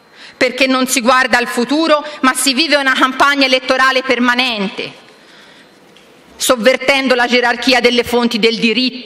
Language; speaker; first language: Italian; native; Italian